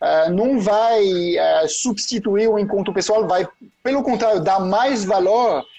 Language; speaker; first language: Portuguese; non-native, fluent; French